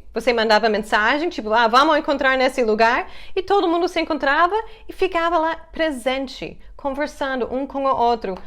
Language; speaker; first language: Portuguese; non-native, fluent; English